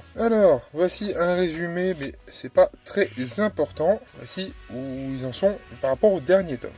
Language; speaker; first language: French; native; French